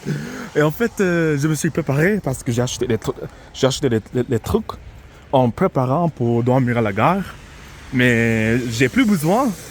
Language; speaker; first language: French; non-native, fluent; English